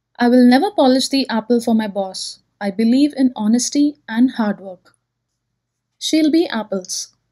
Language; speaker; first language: English; non-native, local second language; Telugu